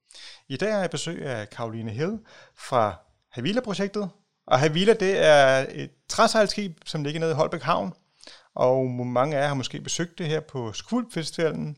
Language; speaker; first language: Danish; native; Danish